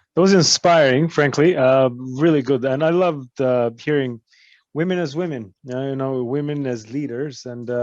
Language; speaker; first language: English; non-native, fluent; Albanian